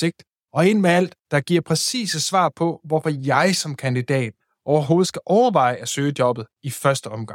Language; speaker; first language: Danish; native; Danish